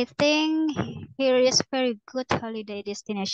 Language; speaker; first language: English; non-native, learner; Indonesian